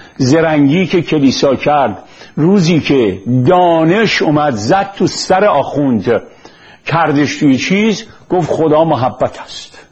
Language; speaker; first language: Persian; native; Persian